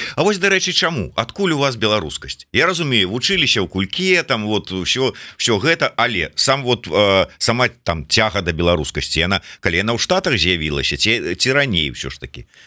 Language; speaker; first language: Belarusian; non-native, local second language; Russian